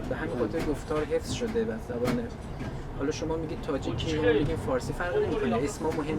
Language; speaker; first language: Persian; native; Persian